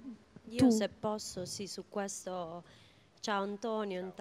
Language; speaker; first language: Italian; native; Italian